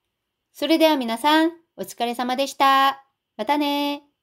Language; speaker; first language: Japanese; non-native, fluent; Korean